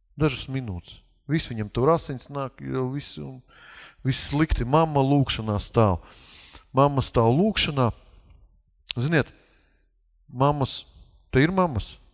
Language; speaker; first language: Latvian; non-native, local second language; Russian